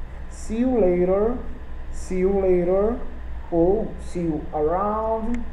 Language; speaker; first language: English; non-native, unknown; Portuguese